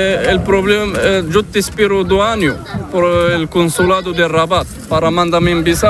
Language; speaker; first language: Spanish; non-native, learner; Arabic